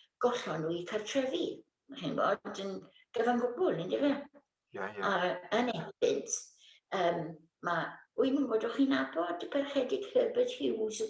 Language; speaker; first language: Welsh; native; Welsh